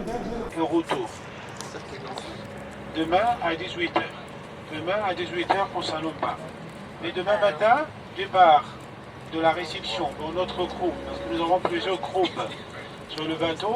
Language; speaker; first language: French; non-native, fluent; Arabic